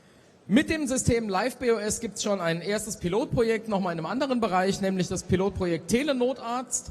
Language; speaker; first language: German; native; German